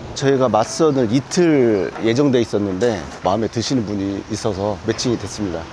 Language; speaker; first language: Korean; native; Korean